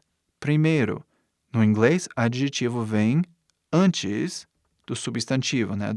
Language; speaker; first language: Portuguese; non-native, fluent; English